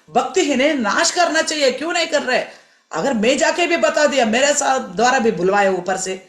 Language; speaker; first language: Hindi; non-native, local second language; Telugu